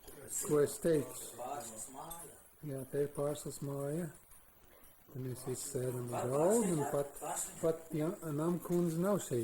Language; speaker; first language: Latvian; early bilingual, heritage; Latvian